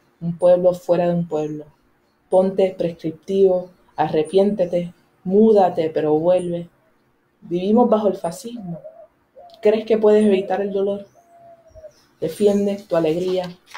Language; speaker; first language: Spanish; native; Spanish